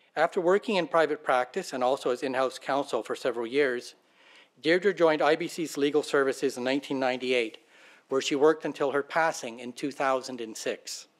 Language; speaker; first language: English; native; English